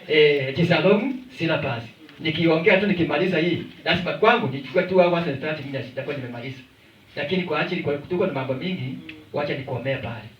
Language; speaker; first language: Swahili; non-native, local second language; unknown